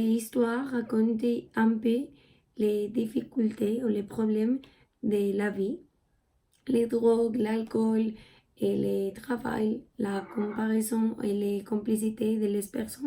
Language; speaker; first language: French; non-native, learner; Spanish